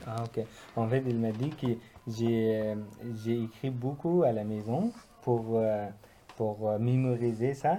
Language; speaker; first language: French; non-native, learner; Persian